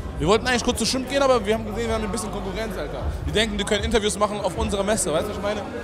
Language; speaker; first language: German; early bilingual, other home language; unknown